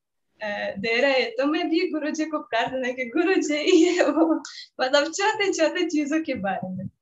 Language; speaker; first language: Hindi; non-native, learner; Russian